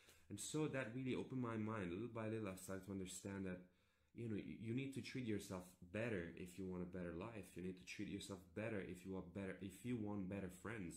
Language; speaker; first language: English; non-native, fluent; Italian